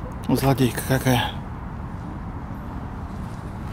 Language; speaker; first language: Russian; native; Russian